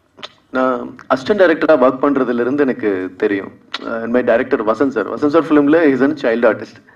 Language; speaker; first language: Tamil; non-native, fluent; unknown